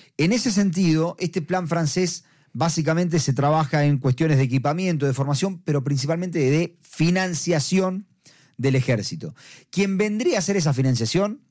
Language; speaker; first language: Spanish; native; Spanish